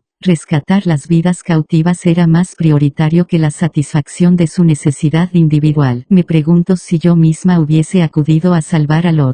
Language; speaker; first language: Spanish; native; Spanish